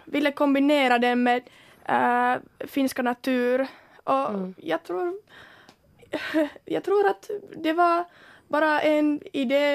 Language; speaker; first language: Swedish; non-native, local second language; Finnish